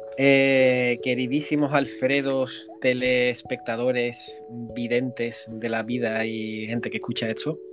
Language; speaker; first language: Spanish; native; Spanish